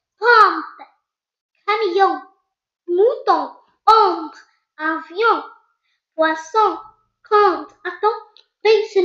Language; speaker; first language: French; non-native, local second language; Arabic